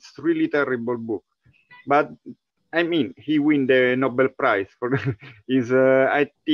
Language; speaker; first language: English; non-native, fluent; Italian